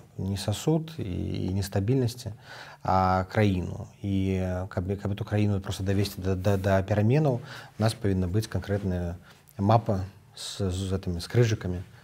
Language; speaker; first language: Belarusian; native; Belarusian